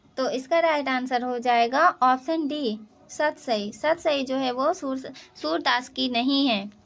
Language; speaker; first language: Hindi; native; Hindi